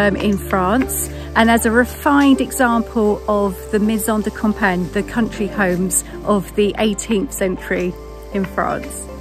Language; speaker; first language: English; native; English